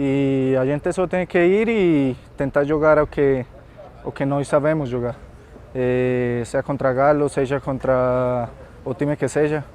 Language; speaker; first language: Portuguese; non-native, fluent; Spanish